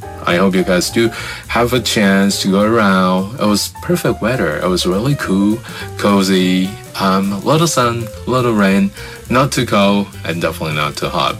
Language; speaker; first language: English; non-native, fluent; Chinese